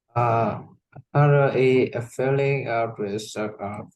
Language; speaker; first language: English; non-native, learner; Vietnamese